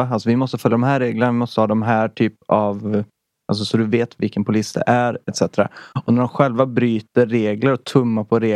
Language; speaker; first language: Swedish; native; Swedish